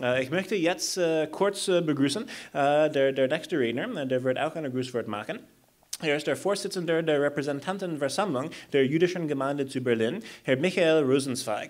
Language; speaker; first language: German; non-native, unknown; English